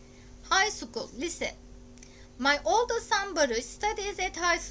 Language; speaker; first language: English; non-native, fluent; Turkish